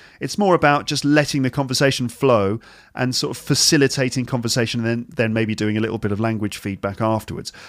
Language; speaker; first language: English; native; English